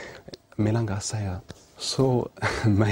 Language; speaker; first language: Icelandic; non-native, learner; English